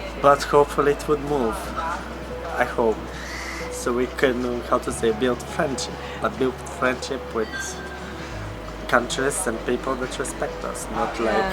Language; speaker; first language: English; non-native, fluent; Macedonian